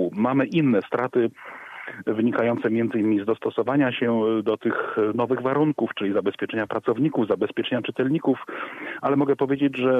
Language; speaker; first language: Polish; native; Polish